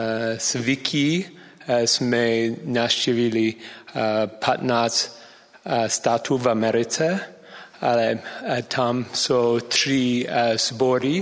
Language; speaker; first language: Czech; non-native, learner; English